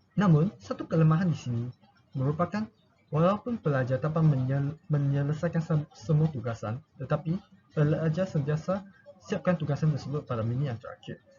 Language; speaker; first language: Malay; non-native, local second language; Chinese